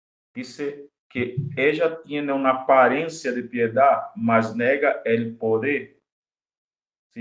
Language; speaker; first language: Spanish; non-native, fluent; Portuguese